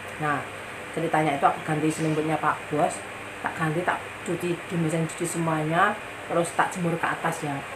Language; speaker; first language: Indonesian; native; Indonesian